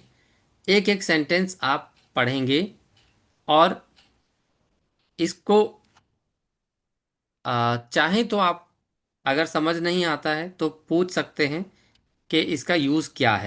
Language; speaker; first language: Hindi; native; Hindi